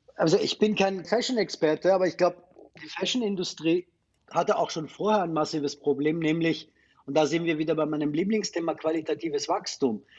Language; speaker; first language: German; non-native, fluent; Persian